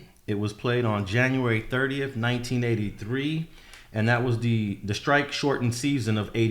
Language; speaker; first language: English; native; English